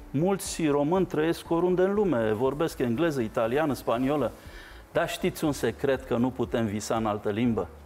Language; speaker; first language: Romanian; native; Romanian